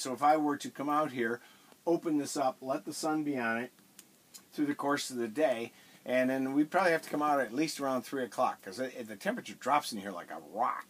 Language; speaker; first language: English; native; English